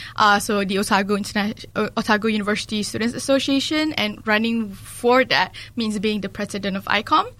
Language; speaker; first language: English; early bilingual, other home language; Malay